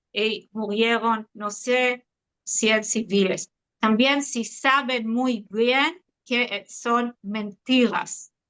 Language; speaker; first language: Spanish; non-native, fluent; Hebrew